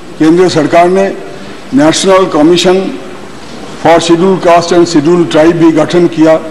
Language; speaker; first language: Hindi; non-native, local second language; Bangla